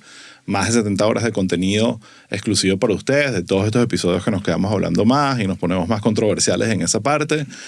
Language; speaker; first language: Spanish; native; Spanish